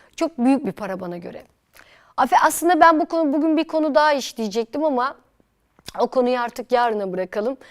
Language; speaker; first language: Turkish; native; Turkish